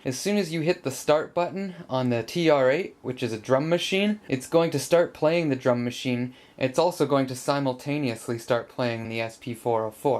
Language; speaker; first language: English; native; English